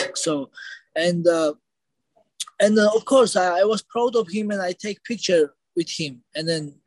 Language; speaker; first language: English; non-native, learner; Georgian